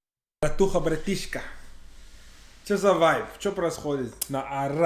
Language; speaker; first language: Russian; non-native, learner; English